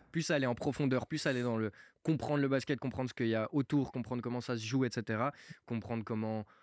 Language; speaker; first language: French; early bilingual, other home language; Portuguese